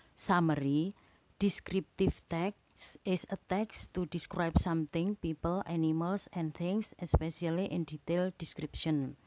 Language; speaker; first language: English; non-native, fluent; Indonesian